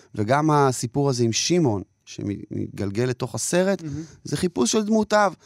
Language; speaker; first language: Hebrew; native; Hebrew